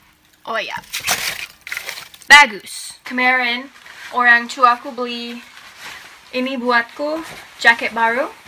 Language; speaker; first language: Indonesian; non-native, fluent; English